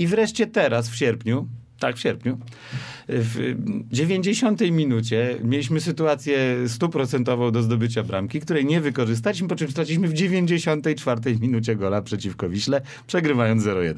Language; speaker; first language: Polish; native; Polish